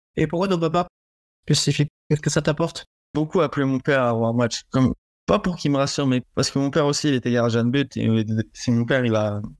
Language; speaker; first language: French; native; French